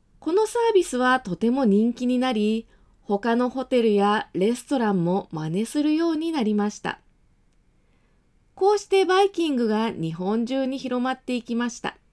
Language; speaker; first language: Japanese; native; Japanese